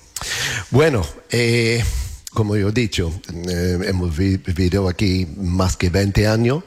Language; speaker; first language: Spanish; non-native, learner; English